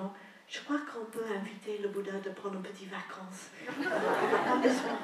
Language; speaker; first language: French; non-native, fluent; English